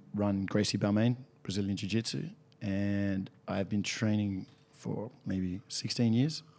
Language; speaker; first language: English; native; English